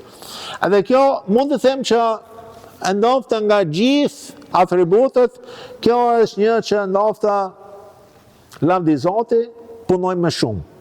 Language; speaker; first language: Albanian; non-native, fluent; English